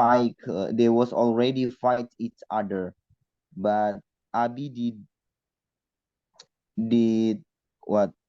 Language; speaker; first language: English; non-native, learner; Indonesian